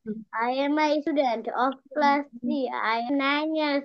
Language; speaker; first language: English; non-native, learner; Bangla